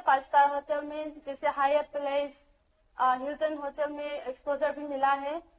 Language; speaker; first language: Hindi; non-native, local second language; Manipuri